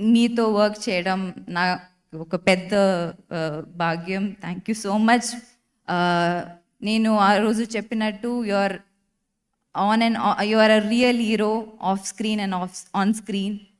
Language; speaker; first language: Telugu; non-native, learner; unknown